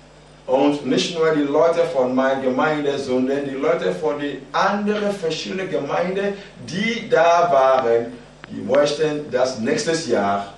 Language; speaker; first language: German; non-native, fluent; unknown